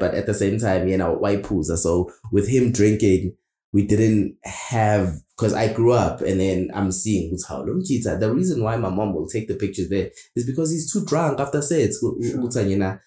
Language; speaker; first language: English; non-native, local second language; Zulu